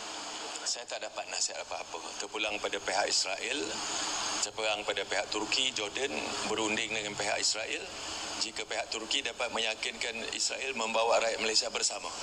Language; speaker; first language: Malay; native; Malay